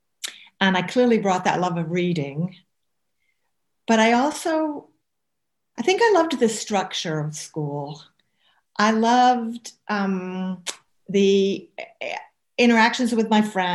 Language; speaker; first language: English; native; English